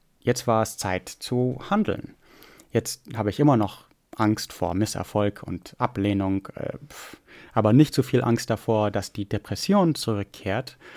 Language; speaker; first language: German; non-native, fluent; English